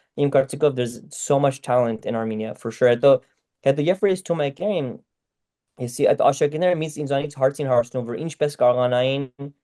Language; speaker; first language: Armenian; early bilingual, heritage; Armenian